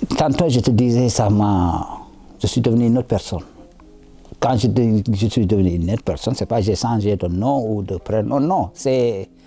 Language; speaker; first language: French; non-native, local second language; Wolof